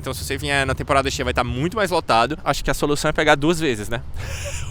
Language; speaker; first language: Portuguese; native; Portuguese